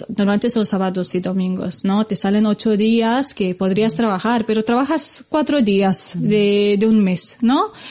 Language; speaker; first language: Spanish; non-native, fluent; Romanian